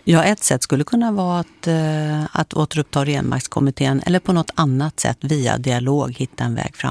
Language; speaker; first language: Swedish; native; Swedish